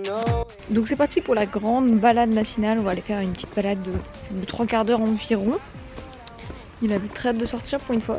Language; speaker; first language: French; native; French